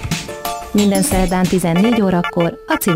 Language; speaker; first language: Hungarian; native; Hungarian